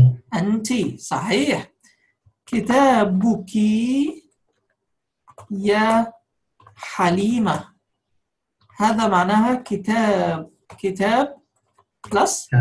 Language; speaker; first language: Arabic; non-native, fluent; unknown